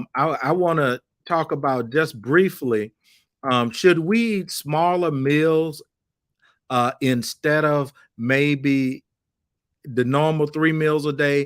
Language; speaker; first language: English; native; English